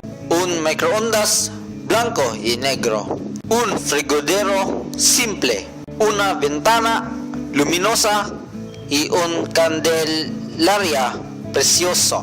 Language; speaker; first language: Spanish; non-native, learner; Cebuano